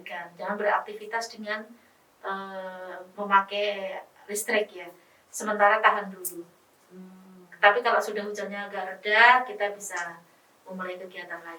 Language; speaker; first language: Indonesian; native; Indonesian